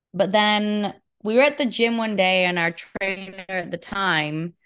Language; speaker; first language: English; native; English